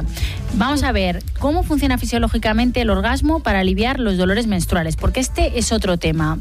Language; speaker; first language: Spanish; native; Spanish